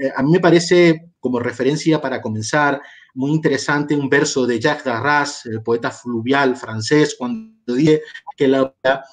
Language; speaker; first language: Spanish; native; Spanish